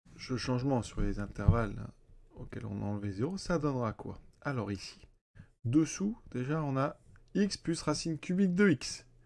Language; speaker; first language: French; native; French